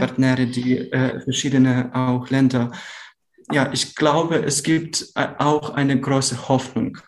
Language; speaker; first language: German; non-native, learner; Ukrainian